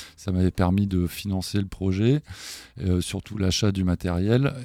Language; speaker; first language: French; non-native, fluent; German